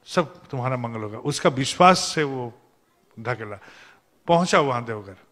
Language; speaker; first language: Hindi; non-native, local second language; Bangla